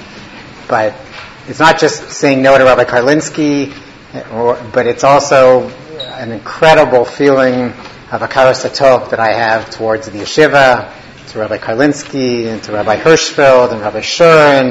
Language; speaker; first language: English; native; English